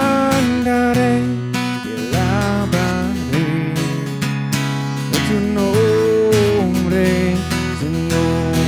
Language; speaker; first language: Spanish; non-native, fluent; English